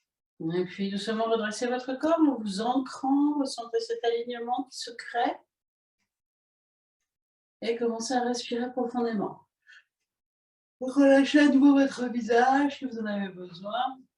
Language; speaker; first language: French; native; French